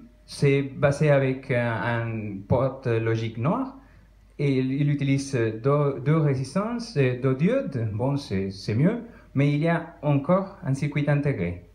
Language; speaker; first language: French; non-native, fluent; Spanish